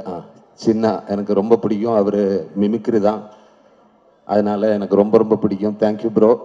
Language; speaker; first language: Tamil; non-native, learner; Malayalam